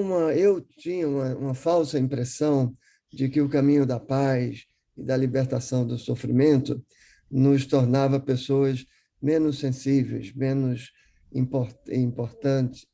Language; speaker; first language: Portuguese; non-native, fluent; English